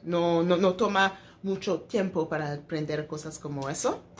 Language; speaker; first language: Spanish; non-native, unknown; English